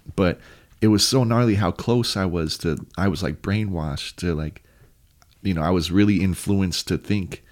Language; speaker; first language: English; native; English